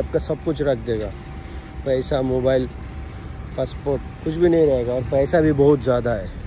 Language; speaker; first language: Hindi; non-native, learner; Bangla